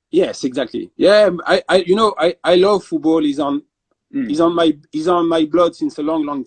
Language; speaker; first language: English; non-native, fluent; French